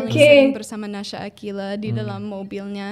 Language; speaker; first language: Indonesian; non-native, fluent; English